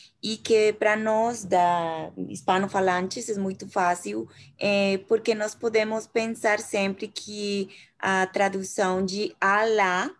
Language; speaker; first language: Portuguese; non-native, learner; Spanish